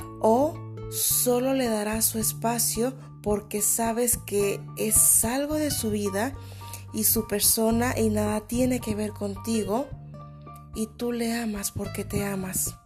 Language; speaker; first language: Spanish; native; Spanish